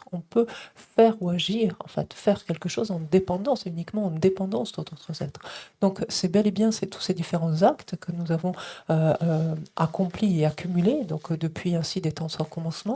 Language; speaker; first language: French; native; French